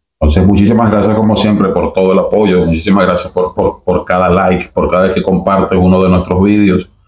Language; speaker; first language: Spanish; native; Spanish